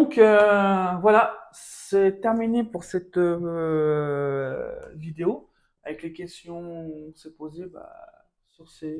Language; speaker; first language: French; native; French